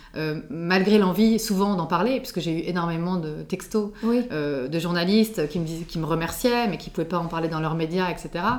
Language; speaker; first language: French; native; French